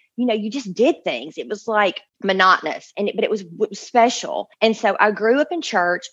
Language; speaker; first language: English; native; English